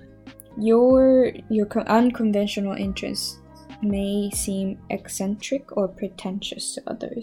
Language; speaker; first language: English; non-native, fluent; Japanese